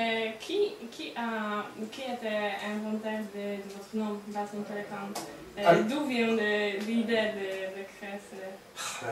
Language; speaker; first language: French; non-native, learner; Polish